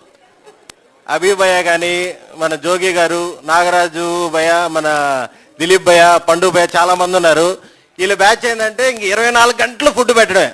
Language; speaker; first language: Telugu; native; Telugu